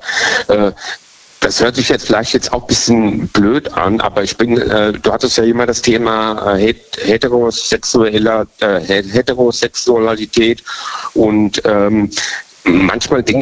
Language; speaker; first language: German; native; German